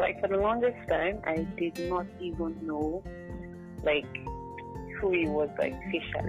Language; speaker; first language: English; non-native, local second language; Yoruba